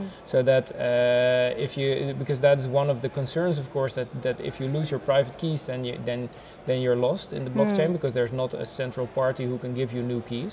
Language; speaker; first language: English; non-native, fluent; Dutch